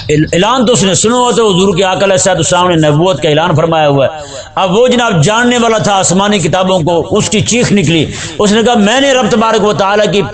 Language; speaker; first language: Urdu; non-native, local second language; Punjabi